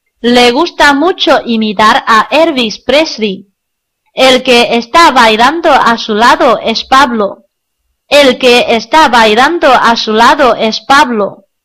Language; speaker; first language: Spanish; non-native, learner; Chinese